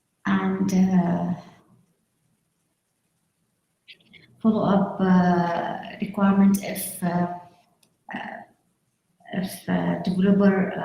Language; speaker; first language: English; non-native, learner; Arabic